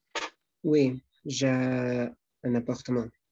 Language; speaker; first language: French; non-native, learner; Spanish